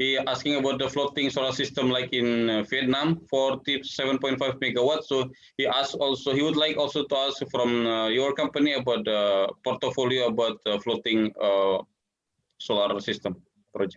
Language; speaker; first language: English; non-native, learner; Indonesian